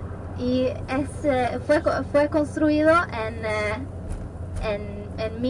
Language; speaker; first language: Spanish; non-native, fluent; Norwegian